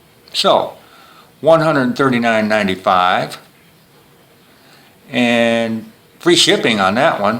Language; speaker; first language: English; native; English